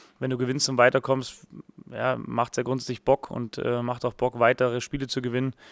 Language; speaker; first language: German; native; German